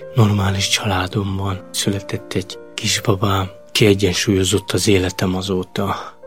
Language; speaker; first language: Hungarian; non-native, local second language; Romany